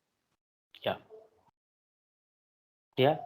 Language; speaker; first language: English; non-native, learner; Bangla